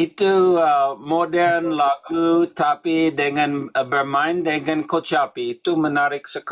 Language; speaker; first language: Indonesian; non-native, learner; English